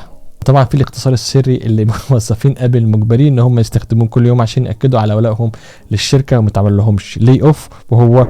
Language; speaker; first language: Arabic; native; Arabic